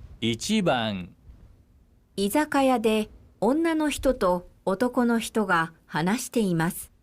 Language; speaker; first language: Japanese; non-native, fluent; Korean